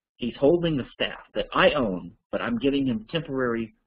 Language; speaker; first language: English; native; English